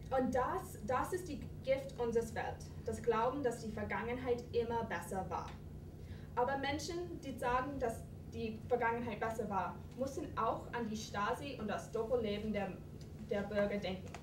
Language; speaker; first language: German; non-native, fluent; English